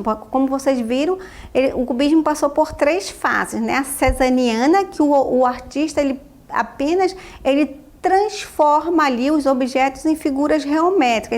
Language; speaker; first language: Portuguese; native; Portuguese